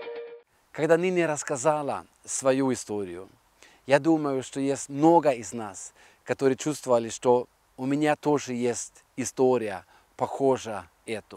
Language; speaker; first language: Russian; non-native, fluent; Norwegian